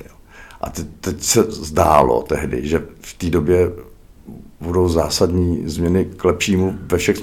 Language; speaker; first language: Czech; native; Czech